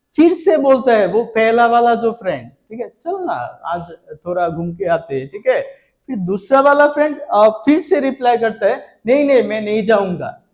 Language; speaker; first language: Hindi; non-native, local second language; Bangla